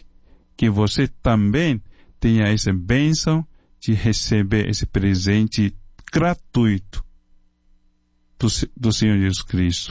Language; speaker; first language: Portuguese; non-native, fluent; Chinese